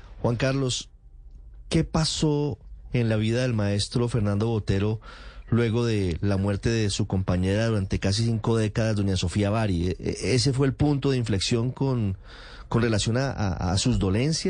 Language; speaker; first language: Spanish; native; Spanish